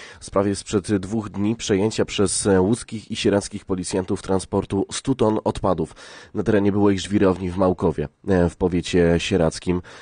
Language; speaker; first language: Polish; native; Polish